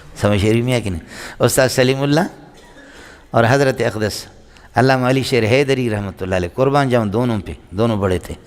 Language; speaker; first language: Urdu; non-native, local second language; Brahui